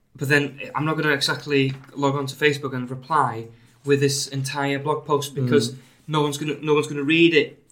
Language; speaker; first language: English; native; English